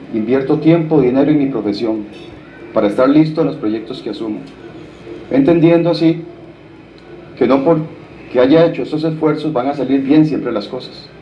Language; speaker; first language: Spanish; native; Spanish